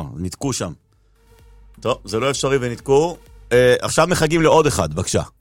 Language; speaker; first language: Hebrew; native; Hebrew